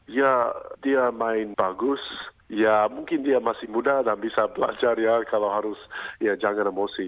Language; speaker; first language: Indonesian; non-native, fluent; English